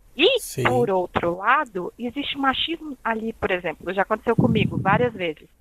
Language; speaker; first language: Portuguese; native; Portuguese